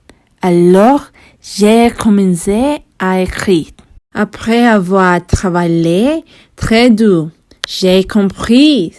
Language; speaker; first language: French; non-native, learner; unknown